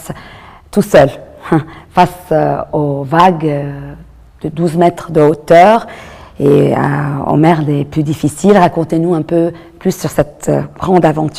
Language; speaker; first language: French; non-native, local second language; Arabic